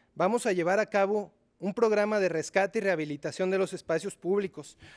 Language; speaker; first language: Spanish; native; Spanish